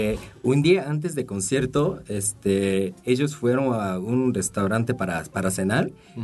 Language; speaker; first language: Spanish; non-native, fluent; Japanese